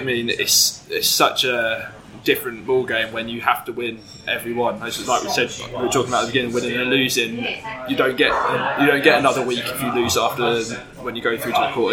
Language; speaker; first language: English; native; English